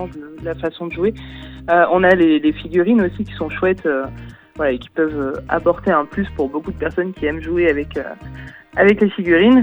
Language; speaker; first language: French; native; French